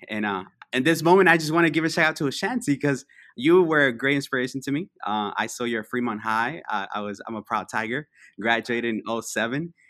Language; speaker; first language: English; early bilingual, other home language; Spanish